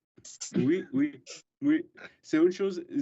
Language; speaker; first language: French; non-native, learner; English